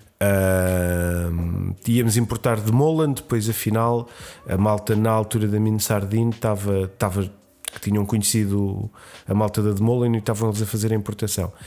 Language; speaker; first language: Portuguese; native; Portuguese